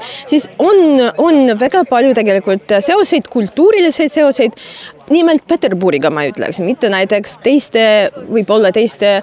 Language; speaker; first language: Estonian; non-native, fluent; Russian